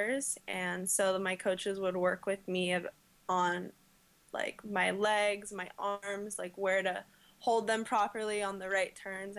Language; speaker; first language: English; native; English